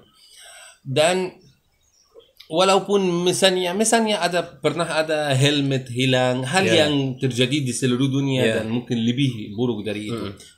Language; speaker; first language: Indonesian; non-native, learner; French